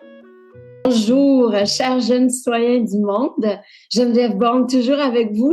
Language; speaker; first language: French; native; French